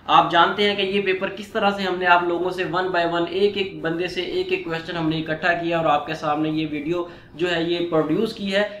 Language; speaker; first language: Urdu; non-native, local second language; Punjabi